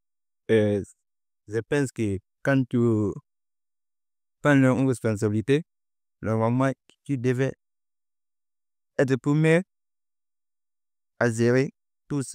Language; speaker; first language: French; non-native, learner; Portuguese